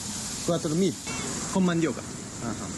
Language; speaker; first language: Spanish; non-native, fluent; Japanese